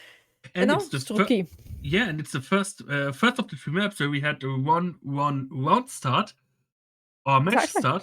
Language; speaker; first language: English; non-native, fluent; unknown